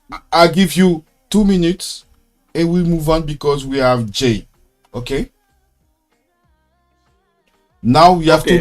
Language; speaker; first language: English; non-native, learner; French